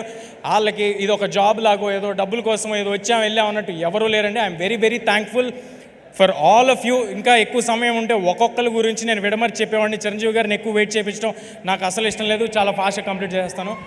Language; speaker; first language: Telugu; native; Telugu